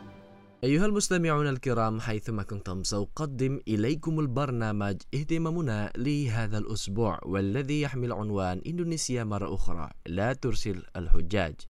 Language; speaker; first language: Arabic; non-native, fluent; Indonesian